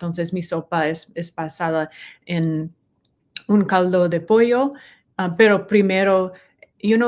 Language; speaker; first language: Spanish; non-native, learner; English